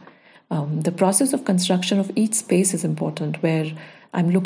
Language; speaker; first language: English; non-native, local second language; Hindi